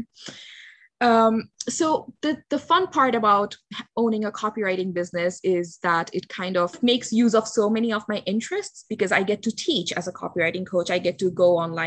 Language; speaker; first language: English; non-native, local second language; Bangla